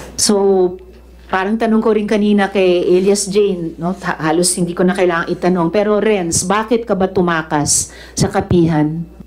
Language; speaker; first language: Filipino; native; Filipino